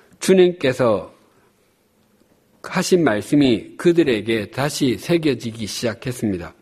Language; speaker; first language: Korean; native; Korean